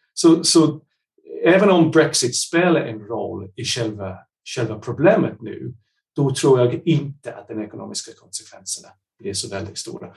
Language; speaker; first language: Swedish; non-native, fluent; English